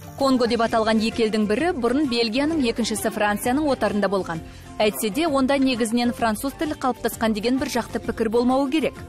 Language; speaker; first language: Kazakh; non-native, local second language; Russian